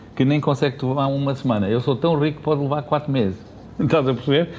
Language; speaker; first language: Portuguese; early bilingual, heritage; Portuguese